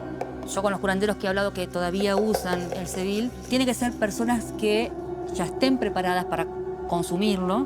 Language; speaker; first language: Spanish; native; Spanish